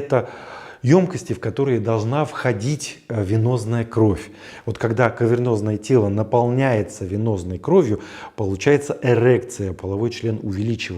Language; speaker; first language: Russian; native; Russian